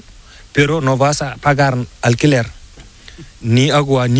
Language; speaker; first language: Spanish; non-native, learner; Fula